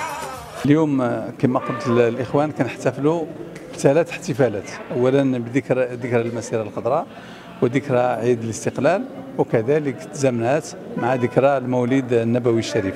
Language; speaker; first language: Arabic; native; Arabic